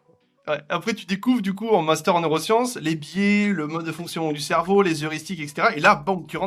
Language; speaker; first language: French; native; French